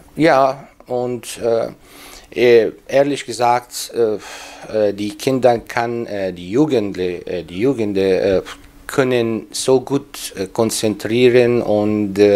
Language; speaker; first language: German; non-native, learner; Arabic